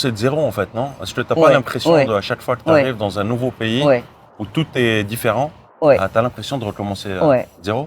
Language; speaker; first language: French; native; French